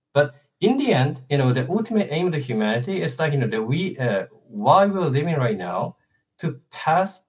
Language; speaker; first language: English; non-native, fluent; Japanese